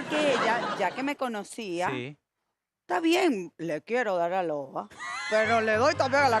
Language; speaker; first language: Spanish; native; Spanish